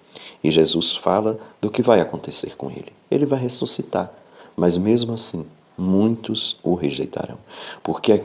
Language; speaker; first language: Portuguese; native; Portuguese